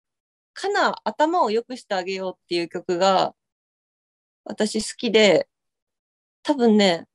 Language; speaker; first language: Japanese; native; Japanese